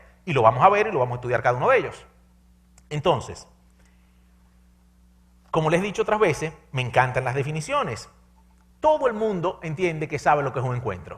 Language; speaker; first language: Spanish; native; Spanish